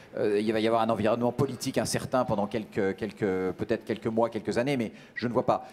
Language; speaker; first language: French; native; French